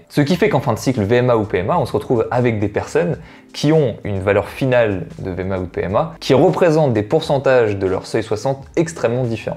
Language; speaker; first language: French; native; French